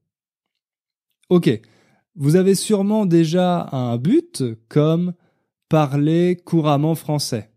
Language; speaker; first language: French; native; French